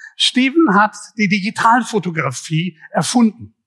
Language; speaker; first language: German; native; German